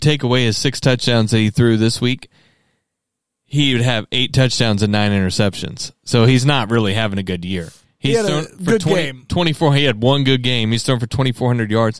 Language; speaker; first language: English; native; English